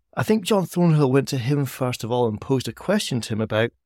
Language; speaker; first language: English; native; English